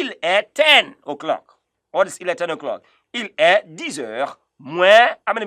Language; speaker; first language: French; non-native, fluent; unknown